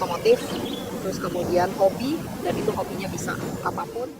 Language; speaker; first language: Indonesian; native; Indonesian